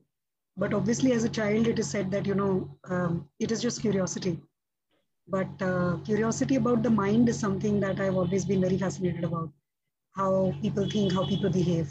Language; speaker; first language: English; non-native, local second language; Gujarati